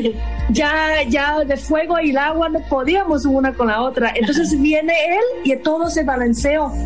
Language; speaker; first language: Spanish; non-native, fluent; Chinese